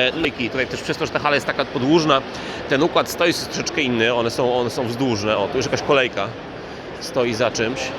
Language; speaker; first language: Polish; native; Polish